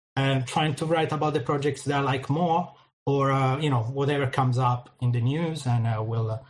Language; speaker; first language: English; non-native, fluent; Italian